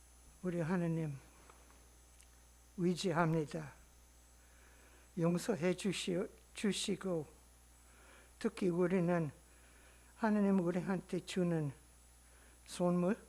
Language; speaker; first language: Korean; non-native, learner; English